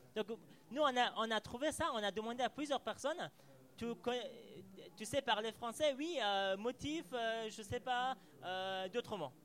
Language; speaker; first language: French; non-native, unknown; Persian